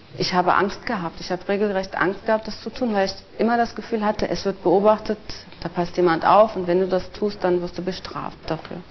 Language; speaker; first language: German; early bilingual, other home language; Turkish